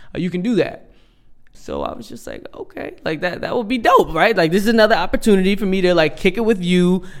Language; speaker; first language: English; native; English